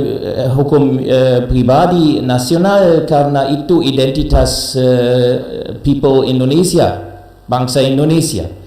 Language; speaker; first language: Indonesian; non-native, learner; German